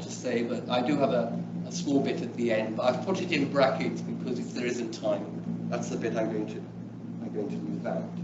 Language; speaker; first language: English; early bilingual, other home language; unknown